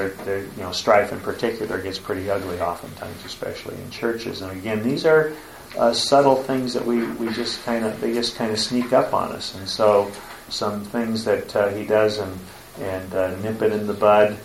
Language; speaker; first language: English; native; English